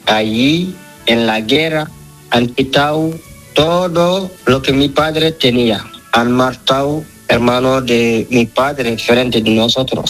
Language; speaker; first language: Spanish; non-native, learner; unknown